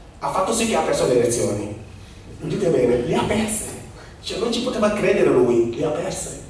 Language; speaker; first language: Italian; non-native, fluent; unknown